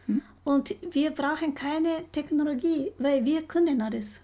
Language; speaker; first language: German; non-native, learner; Japanese